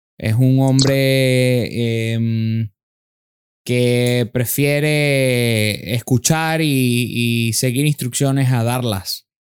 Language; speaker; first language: Spanish; native; Spanish